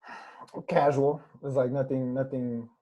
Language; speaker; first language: English; native; English